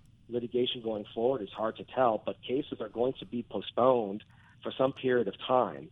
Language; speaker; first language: English; native; English